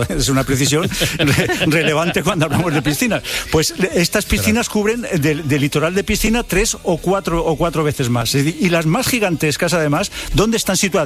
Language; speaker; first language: Spanish; native; Spanish